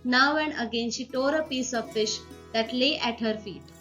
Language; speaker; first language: English; non-native, local second language; Marathi